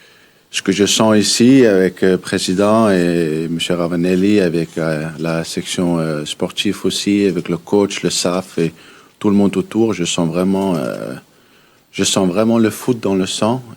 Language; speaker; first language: French; early bilingual, heritage; Danish